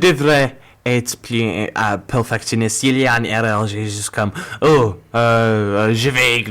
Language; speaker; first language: French; non-native, learner; English